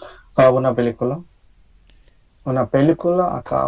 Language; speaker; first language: Spanish; non-native, learner; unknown